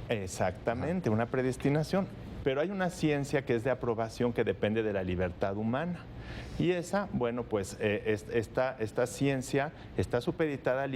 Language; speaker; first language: Spanish; native; Spanish